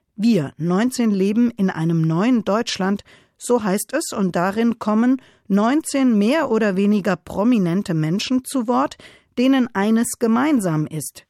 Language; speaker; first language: German; early bilingual, other home language; Spanish